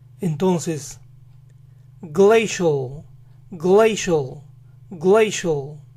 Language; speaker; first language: Spanish; native; Spanish